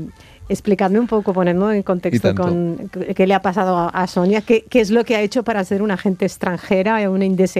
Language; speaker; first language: Spanish; native; Spanish